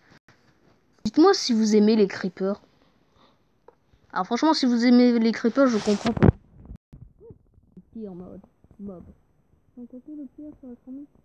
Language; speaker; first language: French; native; French